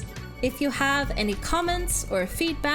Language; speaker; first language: English; native; English